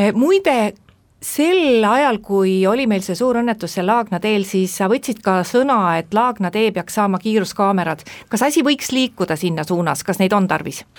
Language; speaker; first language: Estonian; native; Estonian